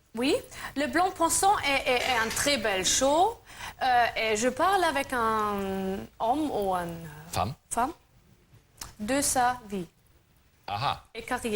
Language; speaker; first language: French; non-native, learner; German